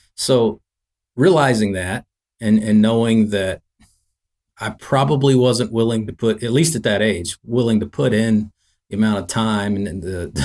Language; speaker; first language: English; native; English